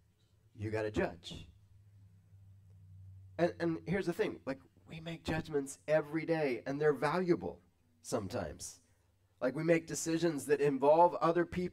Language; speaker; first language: English; native; English